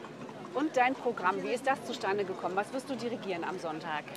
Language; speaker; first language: German; native; German